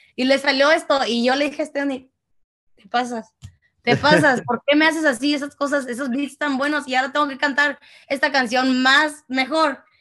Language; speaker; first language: Spanish; early bilingual, heritage; Spanish